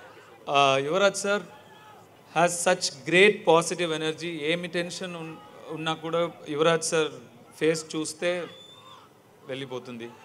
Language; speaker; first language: Telugu; non-native, learner; Tamil